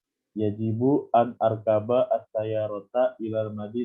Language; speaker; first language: Arabic; non-native, learner; Indonesian